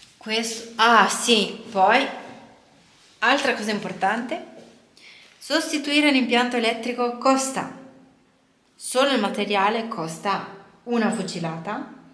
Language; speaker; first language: Italian; non-native, fluent; Romanian